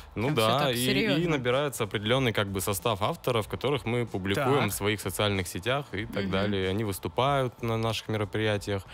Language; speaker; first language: Russian; native; Russian